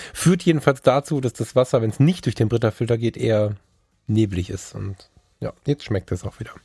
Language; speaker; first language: German; early bilingual, other home language; Turkish